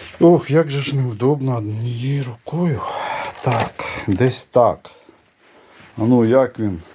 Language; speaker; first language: Ukrainian; non-native, local second language; Russian